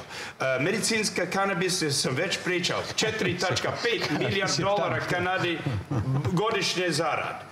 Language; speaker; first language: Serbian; non-native, learner; English